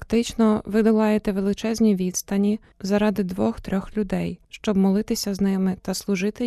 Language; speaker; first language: Ukrainian; native; Ukrainian